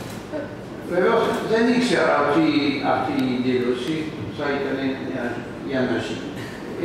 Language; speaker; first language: Greek; non-native, learner; French